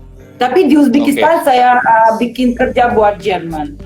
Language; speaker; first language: Indonesian; non-native, fluent; Russian